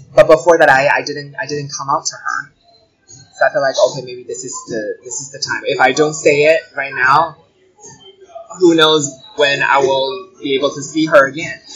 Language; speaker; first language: English; non-native, fluent; Chinese